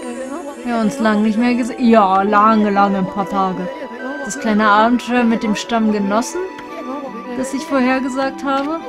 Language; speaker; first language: German; native; German